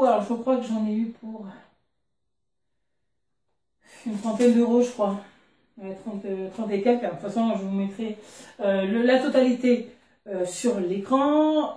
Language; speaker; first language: French; native; French